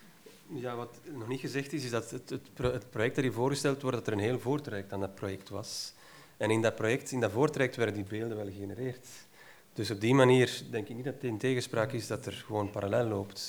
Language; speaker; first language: Dutch; native; Dutch